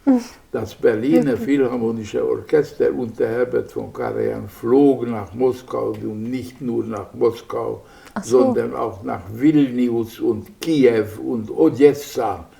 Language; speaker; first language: German; non-native, fluent; Hungarian